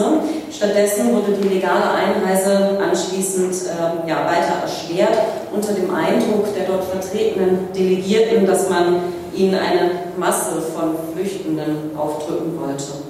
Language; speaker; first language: German; native; German